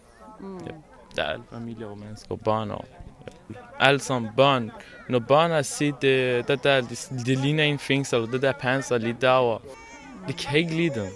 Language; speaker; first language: Danish; non-native, learner; Persian